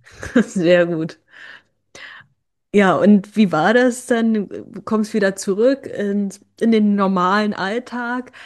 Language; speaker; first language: German; native; German